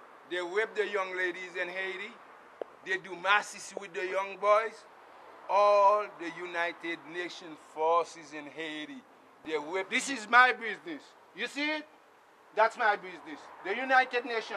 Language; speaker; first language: English; non-native, fluent; Haitian Creole